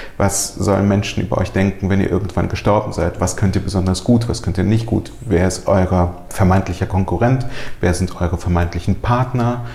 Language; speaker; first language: German; early bilingual, other home language; Russian